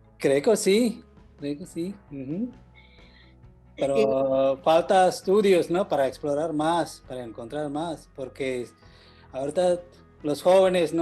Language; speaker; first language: Spanish; non-native, fluent; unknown